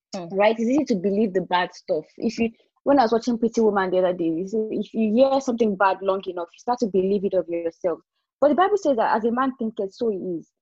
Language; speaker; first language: English; non-native, local second language; Yoruba